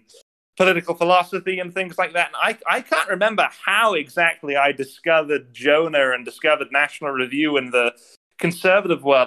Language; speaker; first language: English; native; English